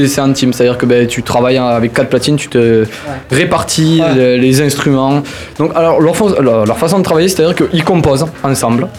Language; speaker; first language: French; native; French